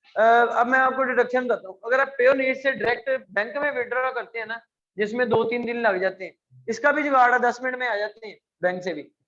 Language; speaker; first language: Urdu; non-native, local second language; Punjabi